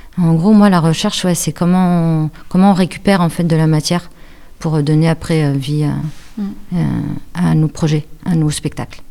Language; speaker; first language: French; native; French